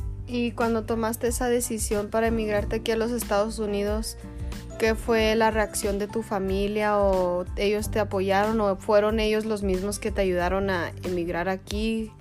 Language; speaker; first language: Spanish; early bilingual, heritage; Spanish